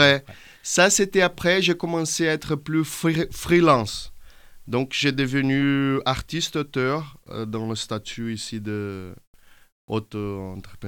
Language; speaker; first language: French; non-native, fluent; Portuguese